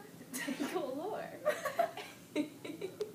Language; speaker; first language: Spanish; non-native, learner; English